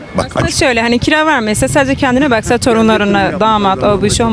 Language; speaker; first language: Turkish; native; Turkish